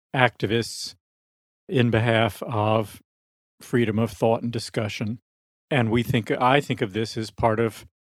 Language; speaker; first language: English; native; English